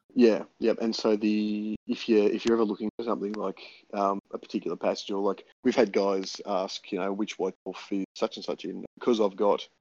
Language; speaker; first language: English; native; English